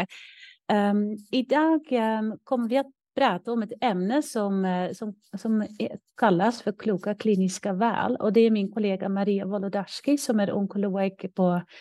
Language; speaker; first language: Swedish; non-native, fluent; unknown